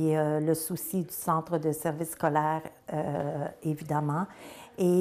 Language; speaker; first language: French; native; French